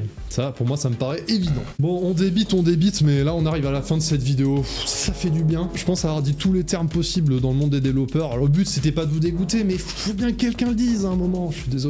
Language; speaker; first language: French; native; French